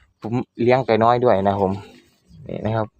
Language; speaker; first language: Thai; native; Thai